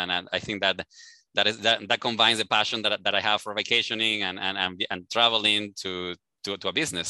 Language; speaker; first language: English; non-native, fluent; Spanish